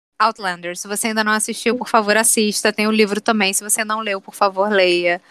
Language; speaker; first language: Portuguese; native; Portuguese